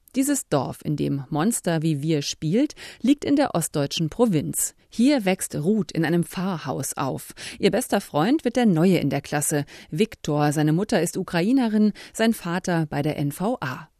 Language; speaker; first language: German; native; German